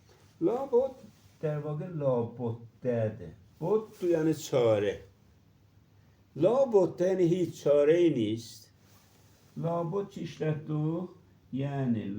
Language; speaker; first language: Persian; non-native, local second language; Azerbaijani